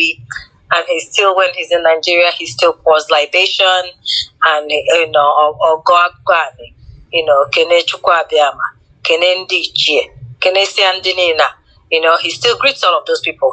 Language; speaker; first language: English; non-native, local second language; Igbo